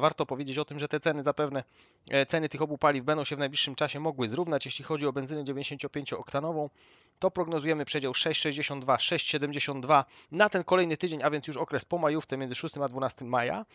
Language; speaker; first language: Polish; native; Polish